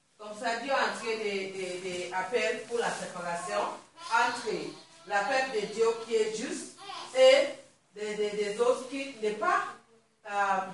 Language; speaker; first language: French; non-native, learner; Swahili